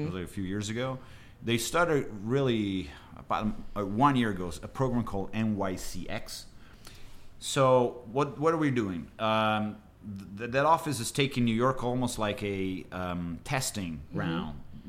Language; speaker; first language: English; non-native, fluent; Italian